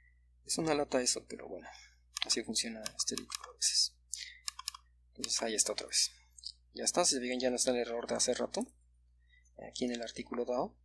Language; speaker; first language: Spanish; native; Spanish